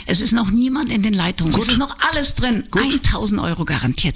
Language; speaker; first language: German; native; German